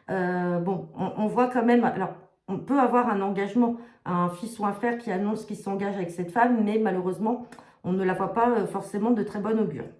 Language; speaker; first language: French; native; French